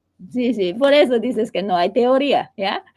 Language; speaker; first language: Spanish; non-native, fluent; Japanese